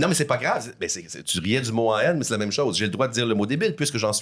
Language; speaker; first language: French; native; French